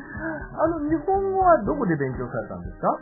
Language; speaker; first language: Japanese; native; Japanese